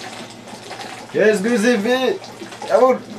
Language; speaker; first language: French; native; French